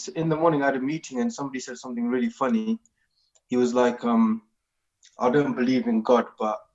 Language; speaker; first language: Punjabi; early bilingual, heritage; Punjabi